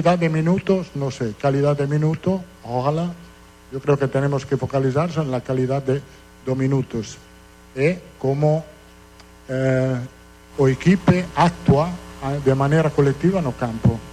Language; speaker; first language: Portuguese; non-native, fluent; Italian